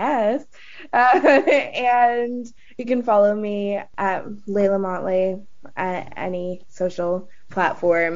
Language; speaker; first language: English; native; English